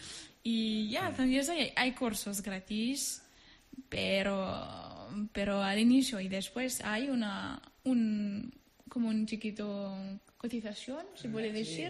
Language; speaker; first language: Spanish; non-native, learner; French